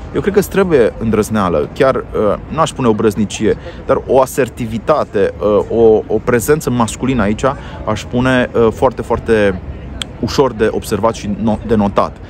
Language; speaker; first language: Romanian; native; Romanian